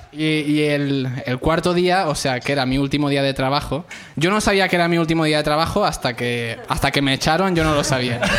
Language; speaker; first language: Spanish; early bilingual, other home language; Arabic